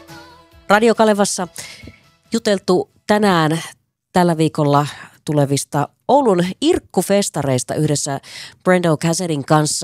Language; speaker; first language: Finnish; native; Finnish